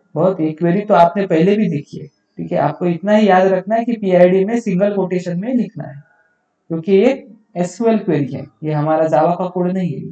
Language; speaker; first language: Hindi; non-native, local second language; Marathi